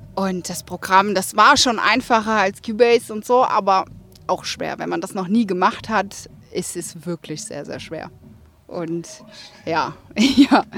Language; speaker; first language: German; native; German